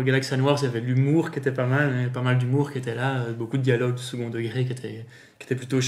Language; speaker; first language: French; native; French